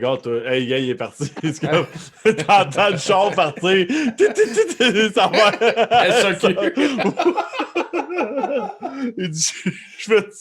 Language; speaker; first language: French; native; French